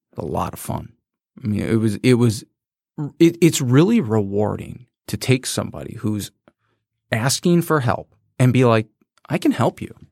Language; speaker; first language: English; native; English